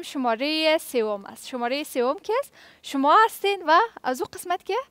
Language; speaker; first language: Persian; native; Persian